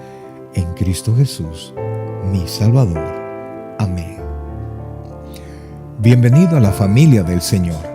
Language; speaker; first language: Spanish; native; Spanish